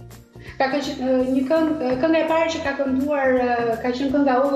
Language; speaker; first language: Albanian; native; Albanian